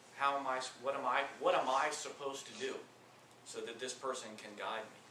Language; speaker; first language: English; native; English